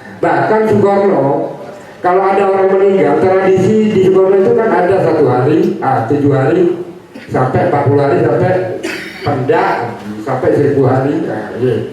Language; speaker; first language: Indonesian; non-native, local second language; Javanese